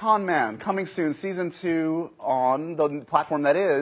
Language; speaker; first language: English; native; English